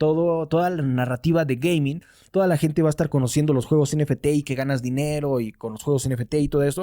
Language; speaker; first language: Spanish; native; Spanish